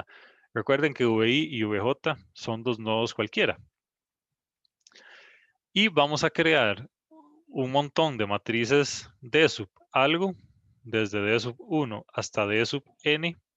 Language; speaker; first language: Spanish; native; Spanish